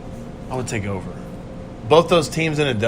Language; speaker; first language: English; native; English